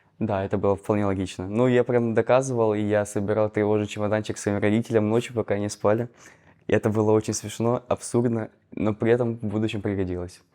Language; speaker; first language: Russian; native; Russian